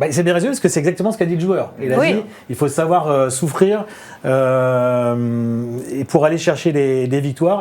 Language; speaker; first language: French; native; French